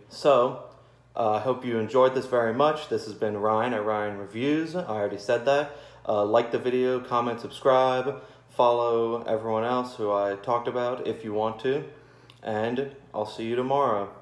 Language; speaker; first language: English; native; English